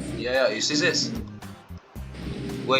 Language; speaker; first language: English; non-native, learner; Arabic